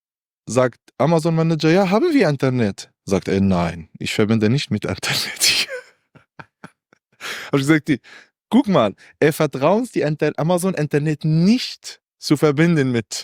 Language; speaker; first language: German; non-native, learner; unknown